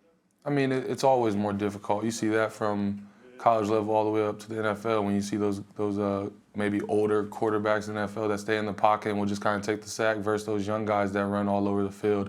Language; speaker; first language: English; native; English